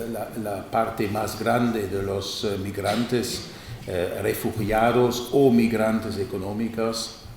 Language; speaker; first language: Spanish; non-native, fluent; German